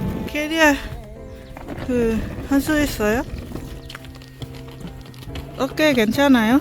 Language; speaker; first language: Korean; non-native, learner; Lao